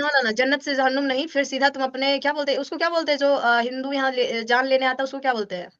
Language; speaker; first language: Hindi; native; Hindi